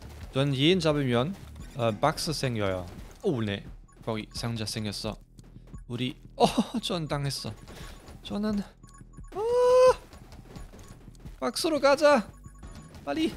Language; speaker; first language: Korean; non-native, fluent; German